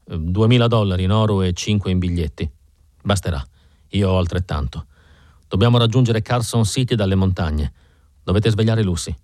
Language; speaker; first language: Italian; native; Italian